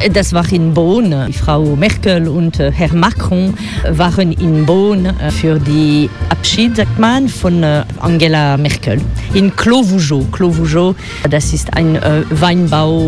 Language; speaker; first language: German; non-native, fluent; French